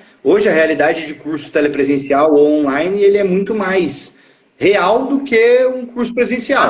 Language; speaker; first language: Portuguese; native; Portuguese